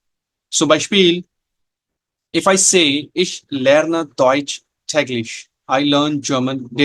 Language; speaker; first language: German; non-native, fluent; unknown